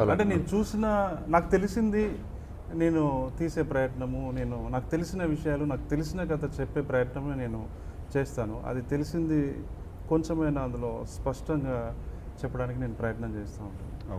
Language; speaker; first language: Telugu; native; Telugu